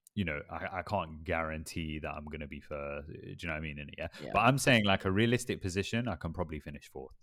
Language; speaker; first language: English; native; English